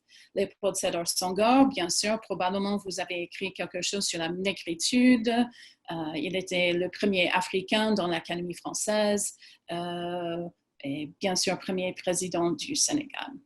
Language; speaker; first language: French; non-native, fluent; English